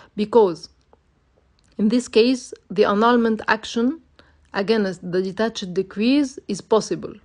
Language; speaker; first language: English; non-native, fluent; Arabic